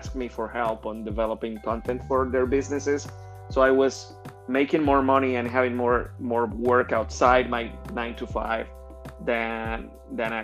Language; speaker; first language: English; non-native, fluent; Spanish